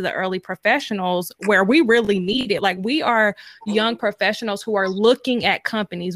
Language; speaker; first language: English; native; English